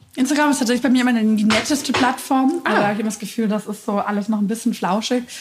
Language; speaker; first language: German; native; German